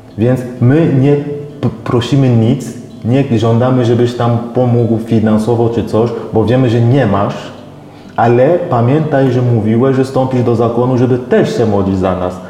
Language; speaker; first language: Polish; non-native, fluent; French